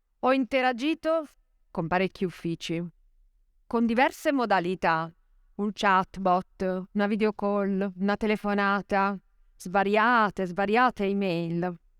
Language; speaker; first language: Italian; native; Italian